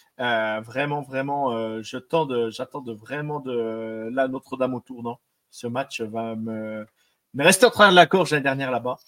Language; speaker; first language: French; native; French